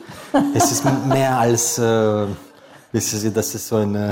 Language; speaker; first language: German; non-native, fluent; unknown